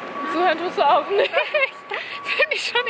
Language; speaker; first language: German; native; German